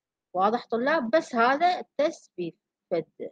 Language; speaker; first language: Arabic; native; Arabic